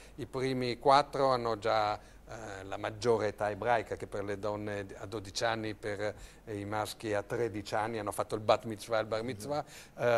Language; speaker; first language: Italian; early bilingual, other home language; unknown